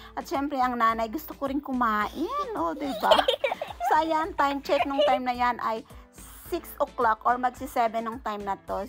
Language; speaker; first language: Filipino; native; Filipino